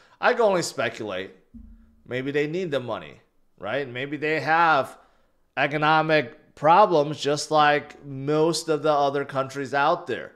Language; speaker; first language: English; native; English